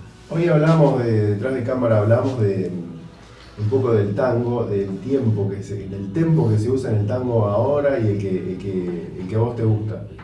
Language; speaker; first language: Spanish; native; Spanish